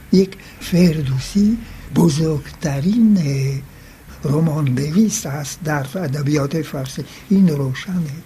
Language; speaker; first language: Persian; non-native, fluent; French